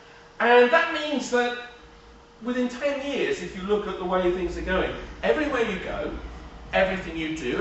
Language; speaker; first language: English; native; English